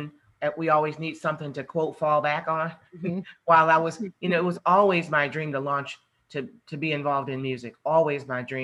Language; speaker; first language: English; native; English